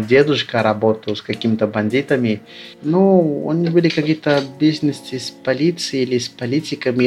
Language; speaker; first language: Russian; early bilingual, other home language; Lingala